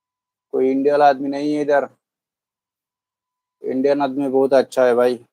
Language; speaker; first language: Hindi; non-native, learner; Bangla